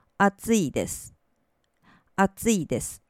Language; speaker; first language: Japanese; non-native, fluent; Chinese